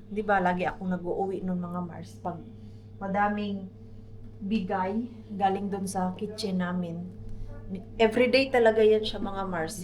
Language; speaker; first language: Filipino; non-native, local second language; Cebuano